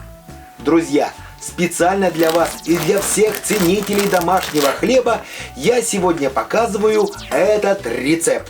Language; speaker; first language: Russian; native; Russian